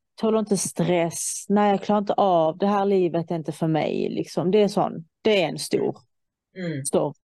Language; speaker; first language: Swedish; non-native, fluent; Persian